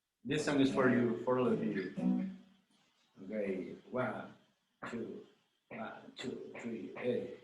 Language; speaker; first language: English; non-native, learner; Spanish